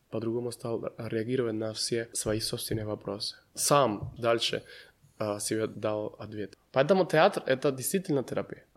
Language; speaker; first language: Russian; non-native, fluent; Spanish